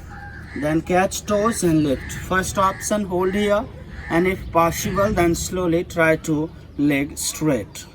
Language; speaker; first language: English; non-native, local second language; Hindi